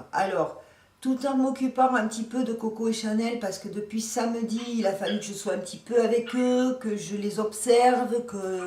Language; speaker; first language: French; native; French